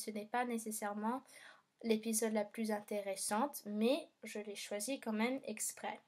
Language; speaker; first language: French; non-native, learner; English